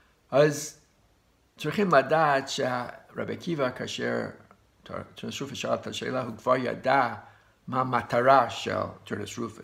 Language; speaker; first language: Hebrew; non-native, fluent; English